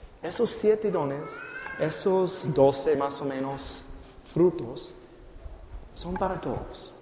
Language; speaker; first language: Spanish; non-native, fluent; English